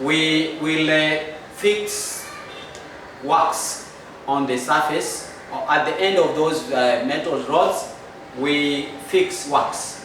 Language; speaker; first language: English; non-native, local second language; Swahili